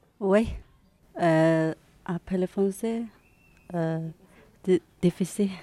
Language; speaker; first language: French; non-native, learner; Chinese